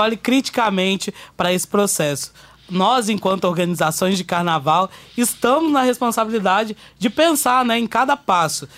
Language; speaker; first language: Portuguese; native; Portuguese